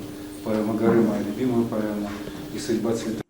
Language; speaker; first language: Russian; native; Russian